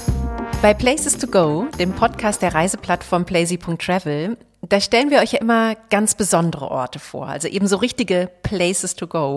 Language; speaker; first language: German; native; German